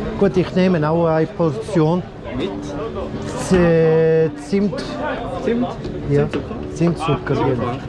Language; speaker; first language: German; non-native, local second language; Turkish